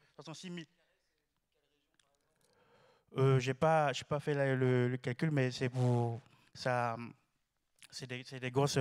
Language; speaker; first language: French; native; French